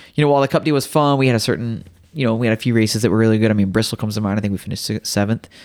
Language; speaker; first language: English; native; English